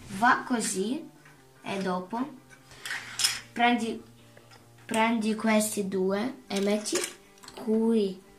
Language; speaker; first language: Italian; early bilingual, other home language; Russian